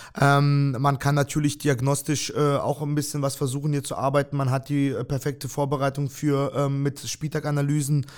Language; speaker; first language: German; early bilingual, other home language; Russian